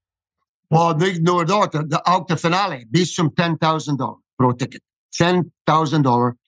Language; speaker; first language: German; non-native, fluent; English